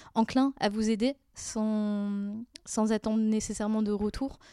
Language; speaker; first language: French; native; French